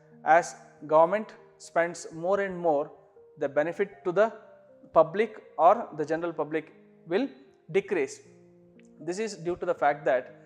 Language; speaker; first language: English; non-native, local second language; Kannada